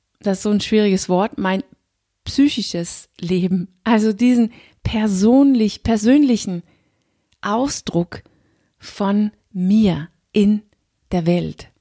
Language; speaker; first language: German; non-native, fluent; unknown